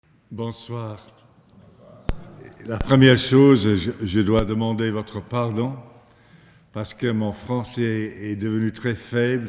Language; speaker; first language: French; non-native, fluent; English